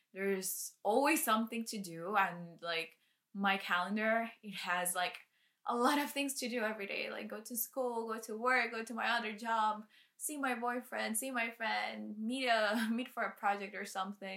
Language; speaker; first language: English; non-native, fluent; Spanish